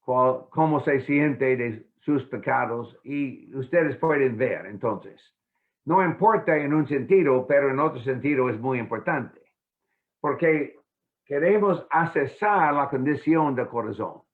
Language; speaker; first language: Spanish; non-native, fluent; English